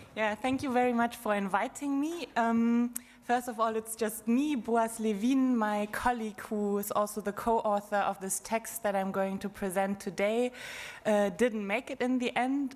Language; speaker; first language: English; non-native, fluent; German